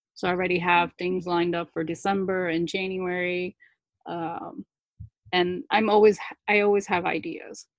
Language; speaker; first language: English; early bilingual, other home language; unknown